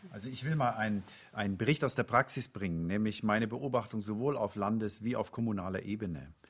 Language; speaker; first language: German; native; German